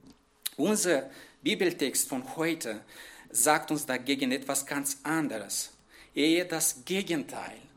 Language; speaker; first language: German; non-native, fluent; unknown